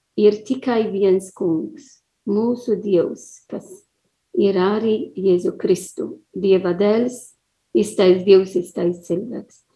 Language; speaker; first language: Latvian; non-native, learner; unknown